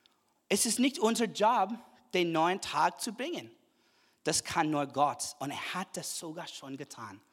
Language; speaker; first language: German; non-native, fluent; English